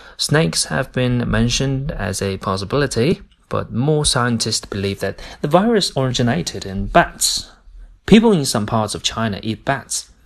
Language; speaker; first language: English; non-native, fluent; Chinese